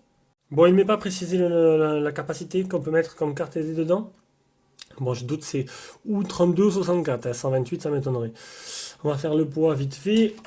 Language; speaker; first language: French; native; French